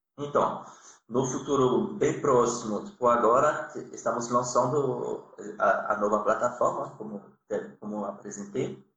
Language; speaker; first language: Portuguese; non-native, fluent; French